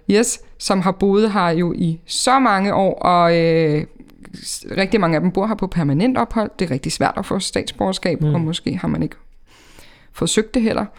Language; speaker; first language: Danish; native; Danish